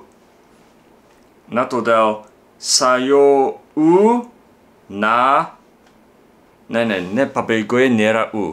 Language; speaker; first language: Lithuanian; non-native, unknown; Japanese